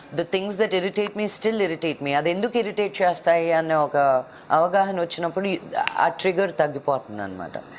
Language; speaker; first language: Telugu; native; Telugu